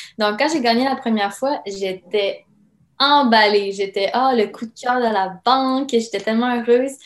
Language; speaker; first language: French; early bilingual, other home language; Serbian